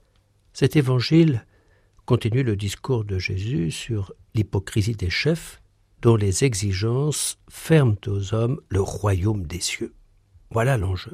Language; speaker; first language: French; native; French